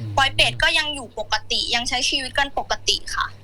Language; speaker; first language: Thai; native; Thai